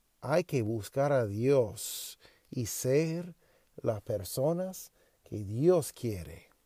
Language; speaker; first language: Spanish; non-native, learner; English